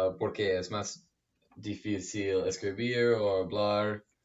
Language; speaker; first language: Spanish; non-native, learner; English